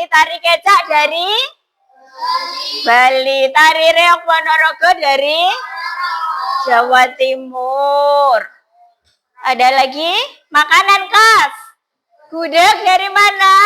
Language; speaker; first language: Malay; non-native, local second language; Javanese